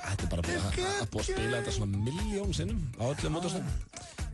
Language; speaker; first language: Icelandic; native; Icelandic